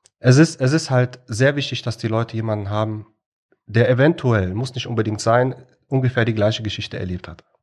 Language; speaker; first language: German; early bilingual, other home language; Arabic